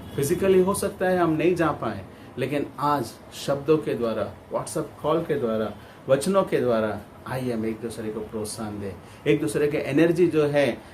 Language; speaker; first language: Hindi; non-native, local second language; Kannada